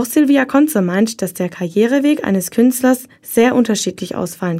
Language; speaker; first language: German; native; German